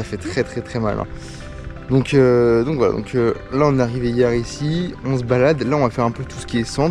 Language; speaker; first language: French; native; French